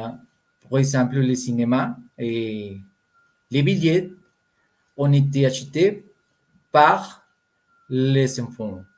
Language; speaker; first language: French; non-native, learner; Spanish